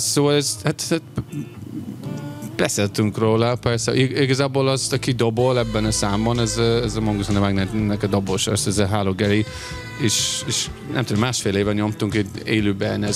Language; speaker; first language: Hungarian; non-native, fluent; English